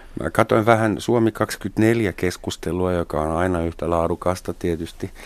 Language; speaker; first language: Finnish; non-native, fluent; German